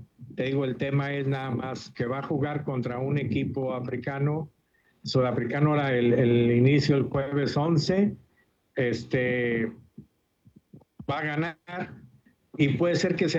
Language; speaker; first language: Spanish; native; Spanish